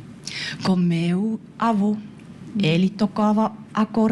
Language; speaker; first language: Portuguese; non-native, learner; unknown